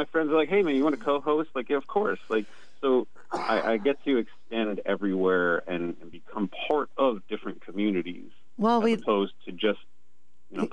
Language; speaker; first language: English; native; English